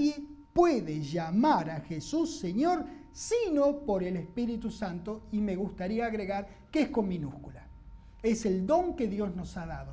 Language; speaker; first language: Spanish; native; Spanish